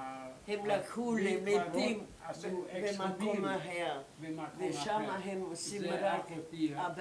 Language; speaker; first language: Hebrew; non-native, learner; German